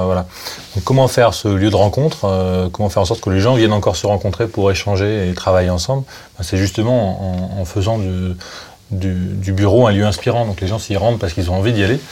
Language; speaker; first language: French; native; French